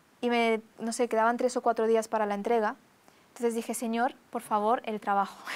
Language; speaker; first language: Spanish; early bilingual, other home language; Romanian